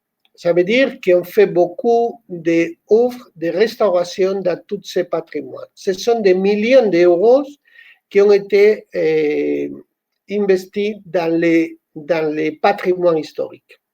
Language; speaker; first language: French; non-native, fluent; Spanish